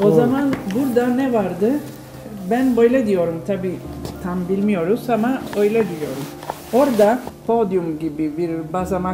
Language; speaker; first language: Turkish; non-native, learner; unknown